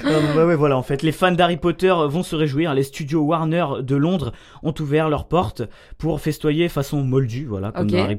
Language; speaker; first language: French; native; French